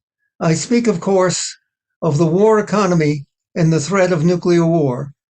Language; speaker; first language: English; native; English